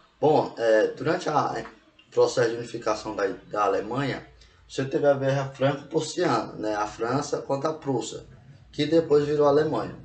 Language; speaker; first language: Portuguese; native; Portuguese